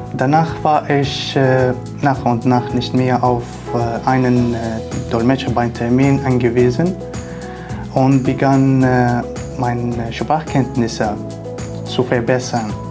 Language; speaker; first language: German; non-native, learner; Arabic